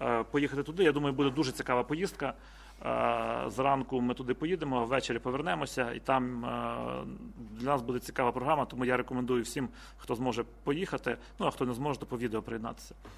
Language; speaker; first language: Ukrainian; native; Ukrainian